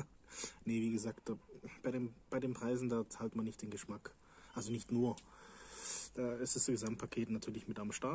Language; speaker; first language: German; native; German